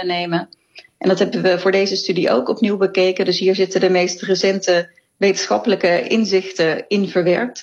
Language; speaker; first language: Dutch; native; Dutch